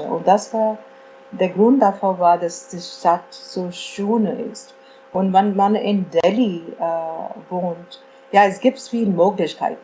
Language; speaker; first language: German; non-native, fluent; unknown